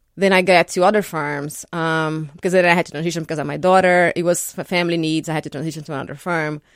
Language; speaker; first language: English; non-native, fluent; Portuguese